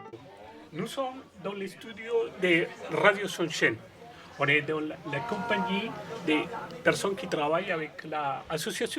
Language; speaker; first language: French; non-native, fluent; Spanish